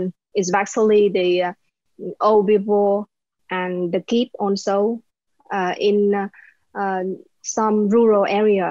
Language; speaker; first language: English; non-native, learner; Vietnamese